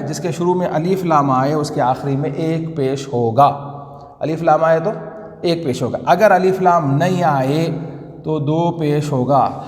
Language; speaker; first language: Urdu; native; Urdu